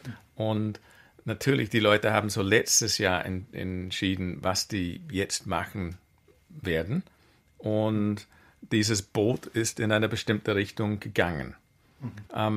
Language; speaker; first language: German; non-native, fluent; English